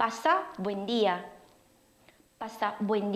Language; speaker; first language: Spanish; non-native, fluent; Korean